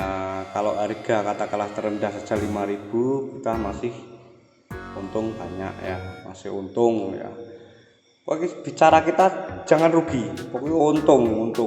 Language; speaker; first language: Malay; non-native, local second language; Javanese